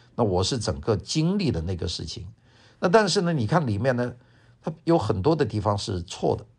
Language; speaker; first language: Chinese; non-native, local second language; Cantonese